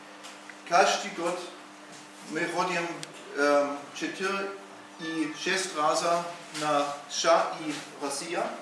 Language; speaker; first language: Russian; non-native, learner; German